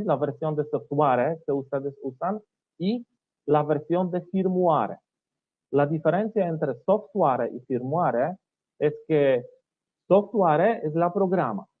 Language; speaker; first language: Spanish; non-native, learner; Polish